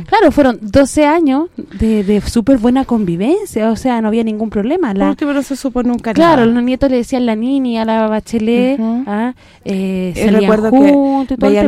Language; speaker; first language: Spanish; native; Spanish